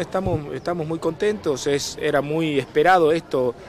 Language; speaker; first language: Spanish; native; Spanish